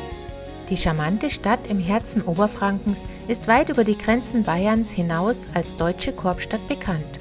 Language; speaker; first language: German; native; German